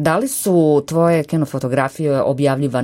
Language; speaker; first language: Serbian; native; Serbian